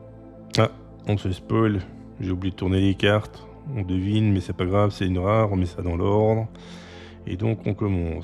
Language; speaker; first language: French; native; French